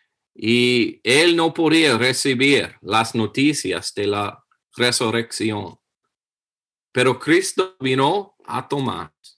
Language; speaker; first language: Spanish; non-native, fluent; English